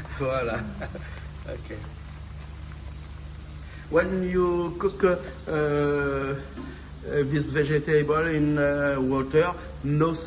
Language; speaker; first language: English; non-native, learner; French